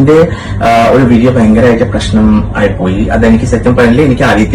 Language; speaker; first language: Malayalam; non-native, fluent; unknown